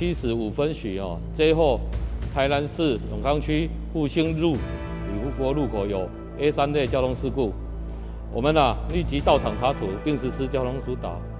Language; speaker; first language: Chinese; native; Chinese